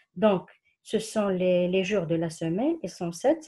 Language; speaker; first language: French; non-native, local second language; Arabic